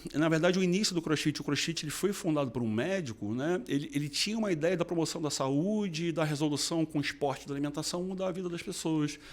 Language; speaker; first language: Portuguese; native; Portuguese